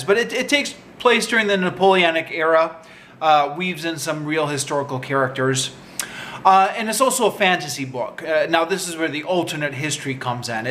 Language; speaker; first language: English; native; English